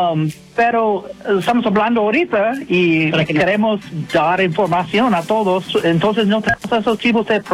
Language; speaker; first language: Spanish; non-native, fluent; English